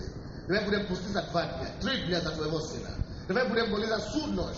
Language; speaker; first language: Russian; non-native, fluent; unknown